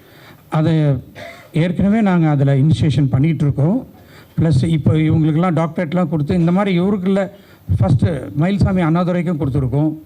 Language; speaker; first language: Tamil; native; Tamil